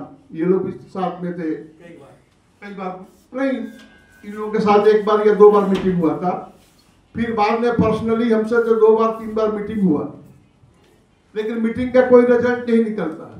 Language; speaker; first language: Hindi; native; Hindi